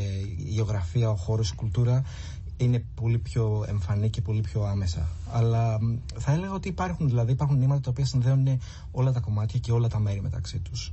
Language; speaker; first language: Greek; native; Greek